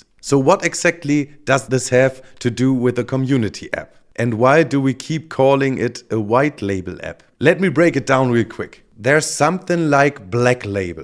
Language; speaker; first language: English; non-native, fluent; German